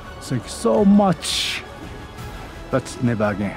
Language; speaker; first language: English; non-native, learner; Japanese